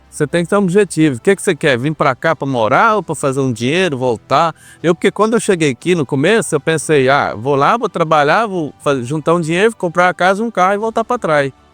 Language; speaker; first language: Portuguese; native; Portuguese